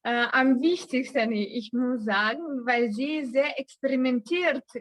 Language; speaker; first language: German; non-native, learner; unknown